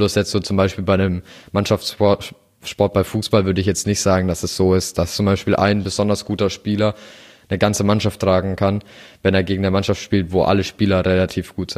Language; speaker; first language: German; native; German